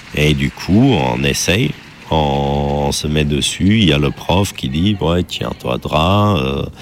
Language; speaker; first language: French; non-native, fluent; German